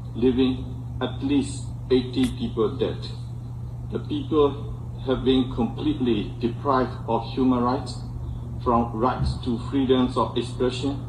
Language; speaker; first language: English; non-native, fluent; Burmese